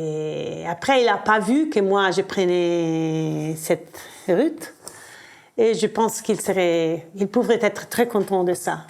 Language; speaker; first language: French; non-native, fluent; Italian